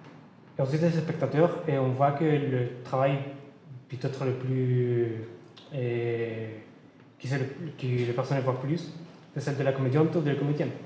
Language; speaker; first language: French; non-native, learner; Spanish